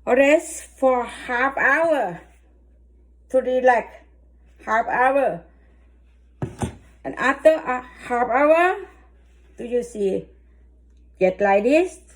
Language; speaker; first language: English; non-native, learner; Thai